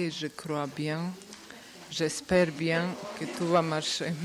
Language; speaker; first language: French; non-native, learner; Bosnian